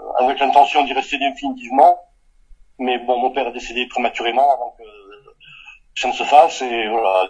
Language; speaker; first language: French; early bilingual, other home language; Portuguese